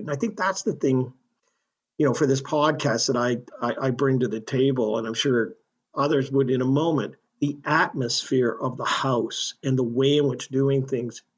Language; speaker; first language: English; native; English